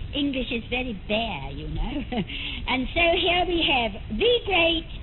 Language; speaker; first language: English; native; English